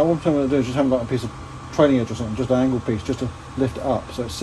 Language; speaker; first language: English; native; English